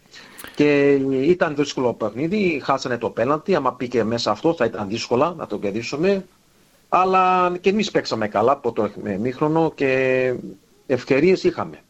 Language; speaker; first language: Greek; early bilingual, heritage; English